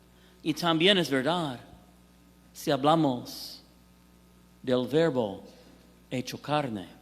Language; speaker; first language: Spanish; non-native, fluent; English